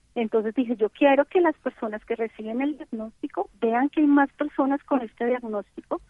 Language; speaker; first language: Spanish; native; Spanish